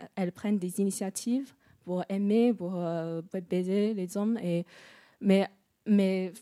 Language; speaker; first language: French; non-native, fluent; Chinese